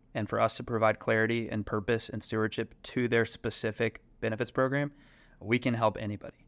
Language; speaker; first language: English; native; English